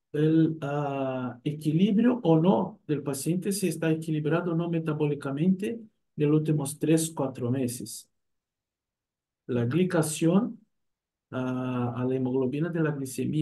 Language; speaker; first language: Spanish; non-native, fluent; Portuguese